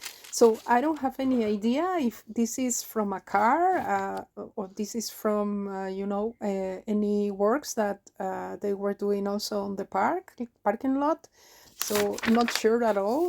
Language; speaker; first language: English; non-native, fluent; Spanish